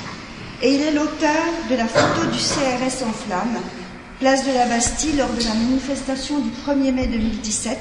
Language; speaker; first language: French; native; French